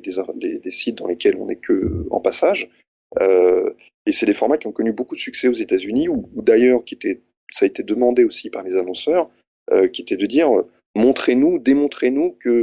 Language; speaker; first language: French; native; French